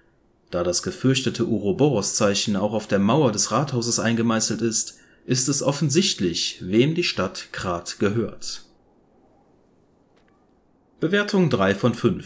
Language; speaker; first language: German; native; German